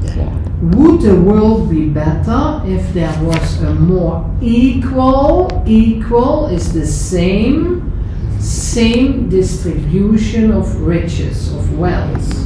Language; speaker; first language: English; non-native, fluent; Dutch